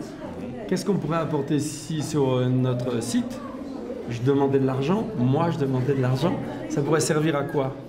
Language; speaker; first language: French; native; French